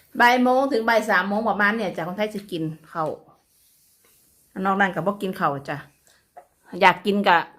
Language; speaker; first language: Thai; non-native, local second language; Lao